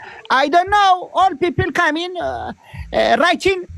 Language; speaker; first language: English; non-native, learner; Tigrinya